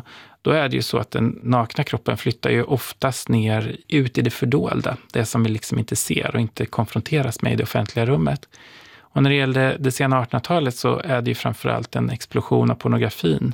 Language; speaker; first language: Swedish; native; Swedish